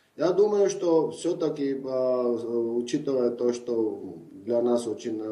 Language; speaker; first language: Russian; non-native, fluent; Georgian